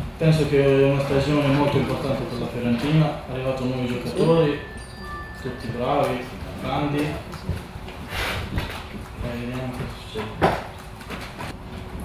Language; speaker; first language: Italian; non-native, learner; Serbian